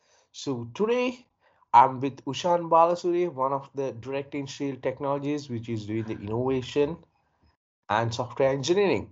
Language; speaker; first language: English; non-native, local second language; Sinhala